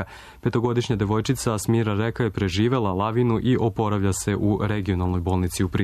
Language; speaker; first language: Croatian; native; Croatian